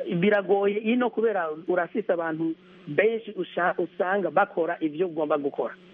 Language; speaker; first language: Rundi; early bilingual, heritage; Rundi